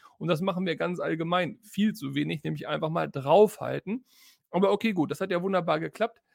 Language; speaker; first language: German; native; German